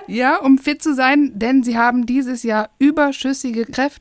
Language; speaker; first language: German; native; German